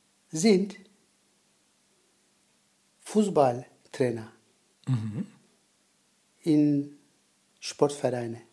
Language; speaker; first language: German; non-native, learner; Turkish